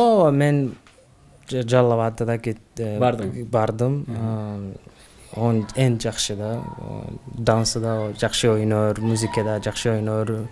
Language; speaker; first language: Kyrgyz; non-native, learner; Somali